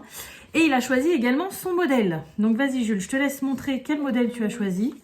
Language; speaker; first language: French; native; French